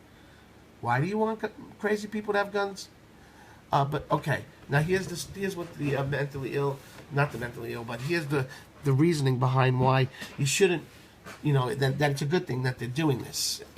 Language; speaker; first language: English; native; English